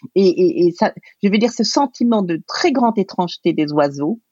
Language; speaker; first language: French; native; French